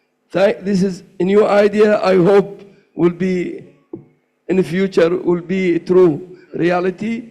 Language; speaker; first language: English; non-native, learner; Arabic